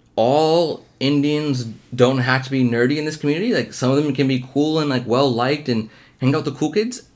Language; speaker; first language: English; early bilingual, other home language; Hindi